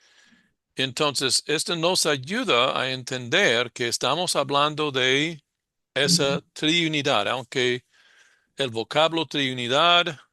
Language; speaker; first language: Spanish; non-native, fluent; English